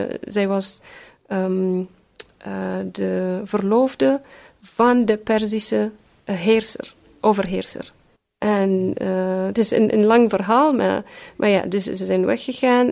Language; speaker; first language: Dutch; early bilingual, other home language; Arabic